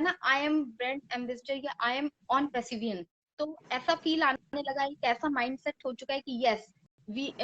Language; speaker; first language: Hindi; native; Hindi